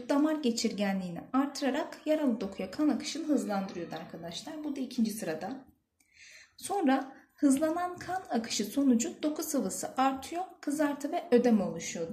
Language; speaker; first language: Turkish; native; Turkish